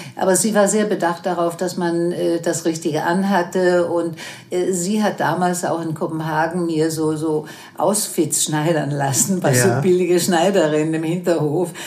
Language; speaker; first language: German; non-native, fluent; Danish